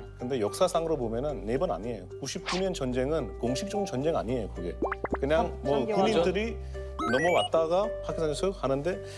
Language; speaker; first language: Korean; non-native, fluent; Hindi